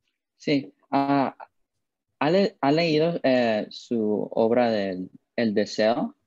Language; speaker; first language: Spanish; non-native, learner; English